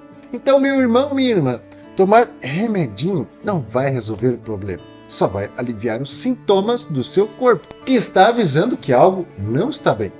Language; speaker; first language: Portuguese; native; Portuguese